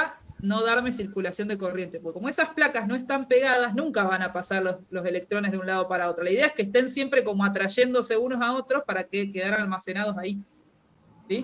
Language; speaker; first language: Spanish; native; Spanish